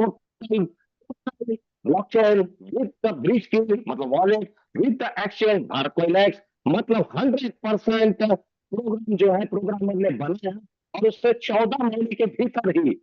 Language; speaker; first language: Hindi; native; Hindi